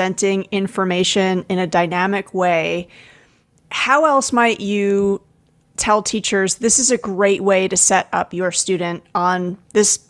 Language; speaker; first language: English; native; English